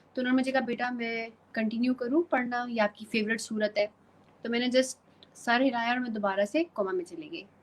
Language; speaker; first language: Urdu; native; Urdu